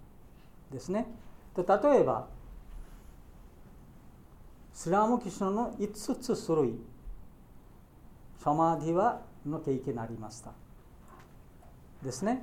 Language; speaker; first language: Japanese; non-native, learner; Bangla